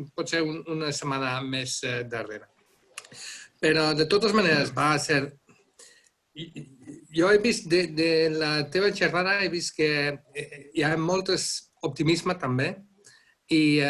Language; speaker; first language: Catalan; non-native, fluent; Dutch